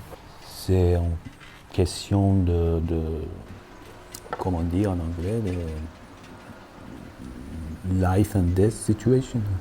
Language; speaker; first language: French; non-native, learner; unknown